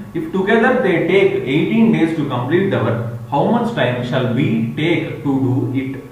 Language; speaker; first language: English; non-native, local second language; Telugu